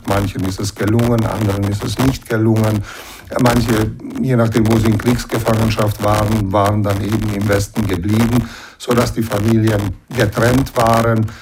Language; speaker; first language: German; early bilingual, heritage; German